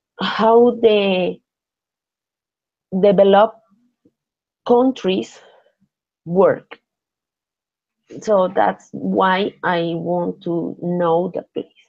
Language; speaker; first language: English; non-native, learner; Spanish